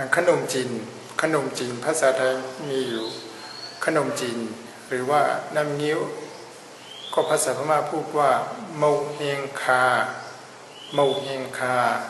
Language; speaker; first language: Thai; non-native, fluent; Burmese